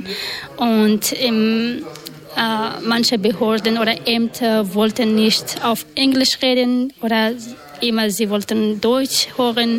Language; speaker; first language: German; non-native, learner; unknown